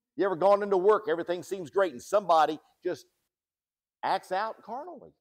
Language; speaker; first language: English; native; English